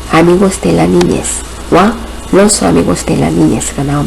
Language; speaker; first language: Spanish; non-native, fluent; Korean